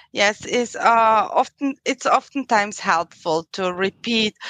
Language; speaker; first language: English; non-native, fluent; German